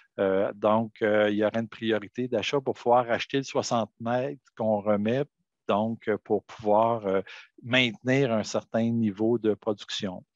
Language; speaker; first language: French; native; French